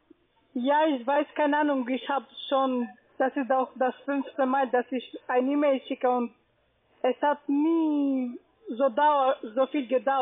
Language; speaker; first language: German; non-native, learner; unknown